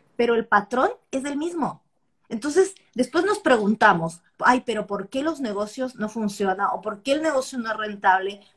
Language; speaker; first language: Spanish; native; Spanish